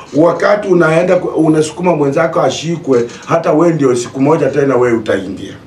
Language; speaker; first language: Swahili; non-native, local second language; Luyia